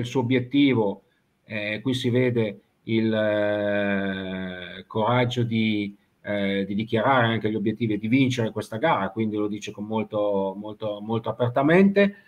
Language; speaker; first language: Italian; native; Italian